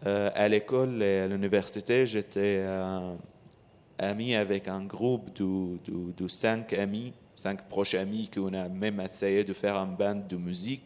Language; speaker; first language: French; non-native, learner; Arabic